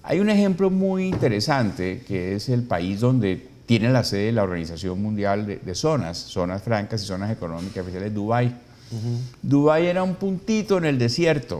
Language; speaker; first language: Spanish; native; Spanish